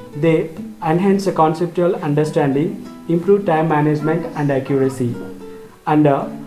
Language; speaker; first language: English; non-native, local second language; Telugu